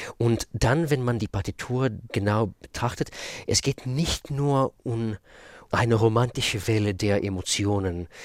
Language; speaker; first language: German; non-native, fluent; Russian